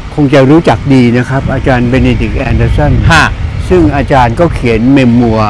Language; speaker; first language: Thai; native; Thai